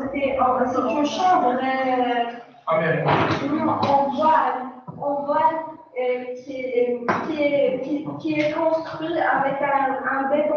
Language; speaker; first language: French; non-native, local second language; Arabic